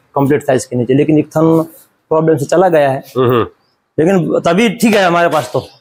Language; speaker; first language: Hindi; non-native, local second language; Gujarati